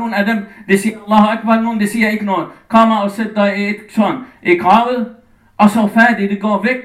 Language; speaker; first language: Danish; non-native, fluent; Arabic